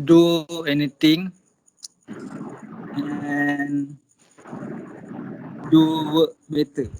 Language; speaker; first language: English; non-native, local second language; Malay